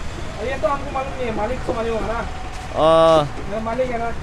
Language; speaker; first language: Hindi; non-native, local second language; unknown